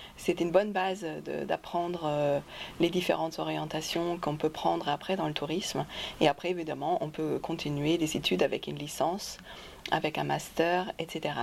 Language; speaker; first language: French; non-native, fluent; German